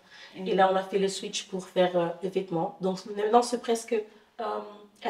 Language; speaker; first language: French; non-native, fluent; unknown